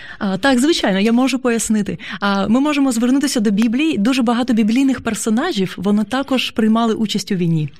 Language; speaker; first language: Ukrainian; native; Ukrainian